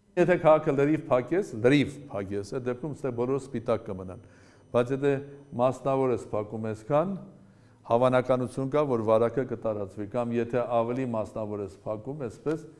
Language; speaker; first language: Armenian; native; Armenian